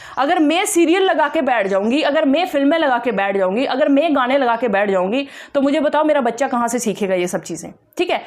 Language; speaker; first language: Hindi; non-native, local second language; Dogri